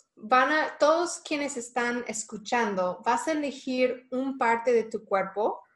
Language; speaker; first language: Spanish; non-native, fluent; English